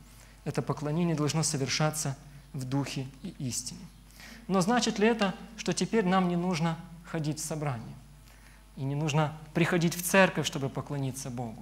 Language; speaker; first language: Russian; native; Russian